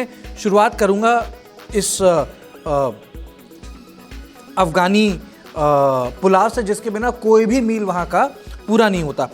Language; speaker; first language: Hindi; native; Hindi